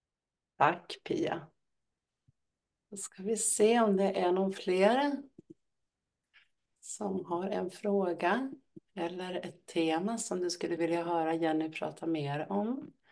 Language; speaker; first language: Swedish; native; Swedish